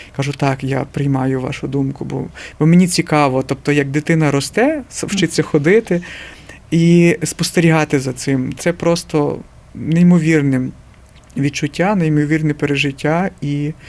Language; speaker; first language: Ukrainian; native; Ukrainian